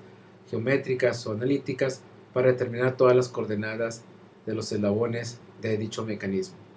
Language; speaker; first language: Spanish; native; Spanish